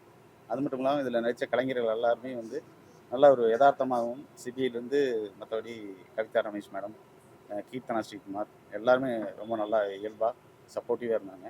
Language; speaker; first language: Tamil; native; Tamil